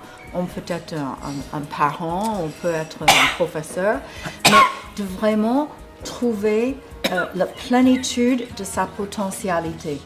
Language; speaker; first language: French; non-native, fluent; English